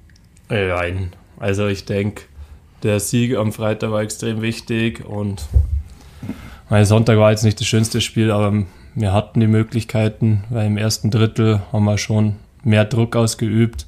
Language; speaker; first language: German; native; German